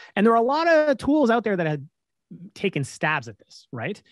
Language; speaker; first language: English; native; English